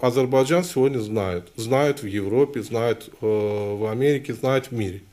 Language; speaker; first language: Russian; non-native, local second language; Azerbaijani